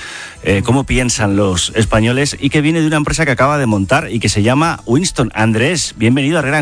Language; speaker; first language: Spanish; native; Spanish